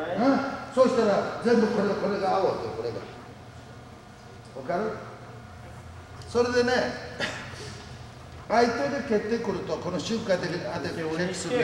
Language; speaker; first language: Japanese; native; Japanese